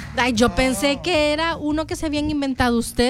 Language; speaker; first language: Spanish; native; Spanish